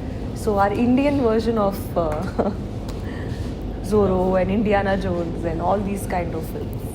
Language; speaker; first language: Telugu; non-native, learner; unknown